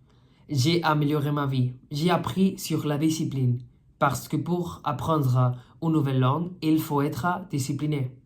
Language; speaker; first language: French; non-native, fluent; Spanish